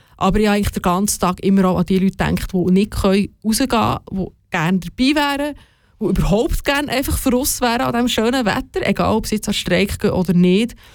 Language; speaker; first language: German; native; German